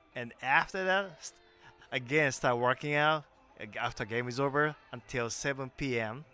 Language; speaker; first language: English; non-native, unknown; Japanese